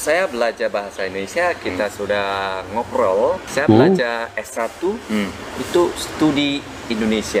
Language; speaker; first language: Indonesian; non-native, fluent; Vietnamese